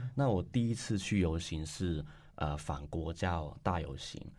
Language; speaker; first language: Chinese; non-native, local second language; Cantonese